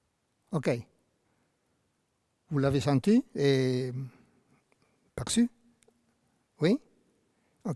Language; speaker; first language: French; non-native, fluent; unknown